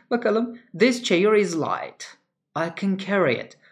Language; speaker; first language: English; non-native, fluent; Turkish